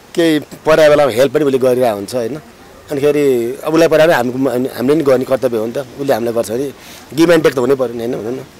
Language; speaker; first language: Nepali; native; Nepali